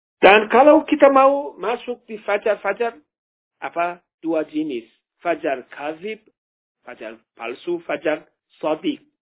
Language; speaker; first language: Indonesian; non-native, fluent; Persian